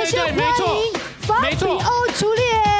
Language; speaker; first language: Chinese; native; Chinese